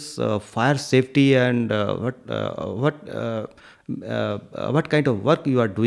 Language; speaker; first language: English; non-native, local second language; Hindi